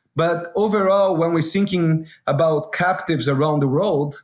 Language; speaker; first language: English; non-native, fluent; Portuguese